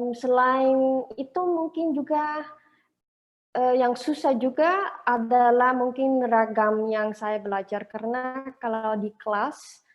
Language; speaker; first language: Indonesian; non-native, learner; Dutch